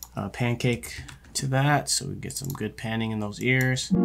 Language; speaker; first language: English; native; English